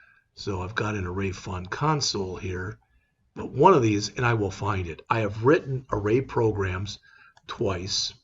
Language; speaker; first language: English; native; English